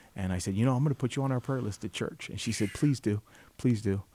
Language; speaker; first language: English; native; English